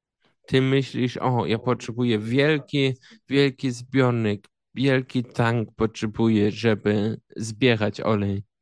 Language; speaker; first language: Polish; early bilingual, heritage; Polish